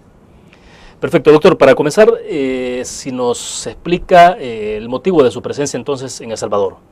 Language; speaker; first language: Spanish; native; Spanish